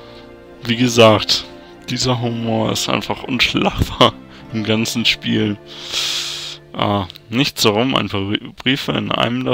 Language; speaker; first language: German; native; German